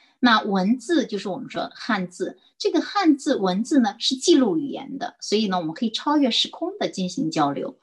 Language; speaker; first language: Chinese; native; Chinese